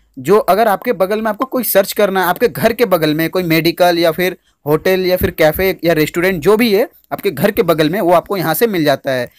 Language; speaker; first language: Hindi; native; Hindi